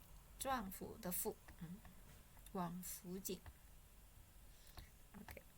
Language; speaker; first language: Chinese; non-native, fluent; Indonesian